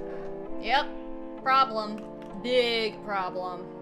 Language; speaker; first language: English; native; English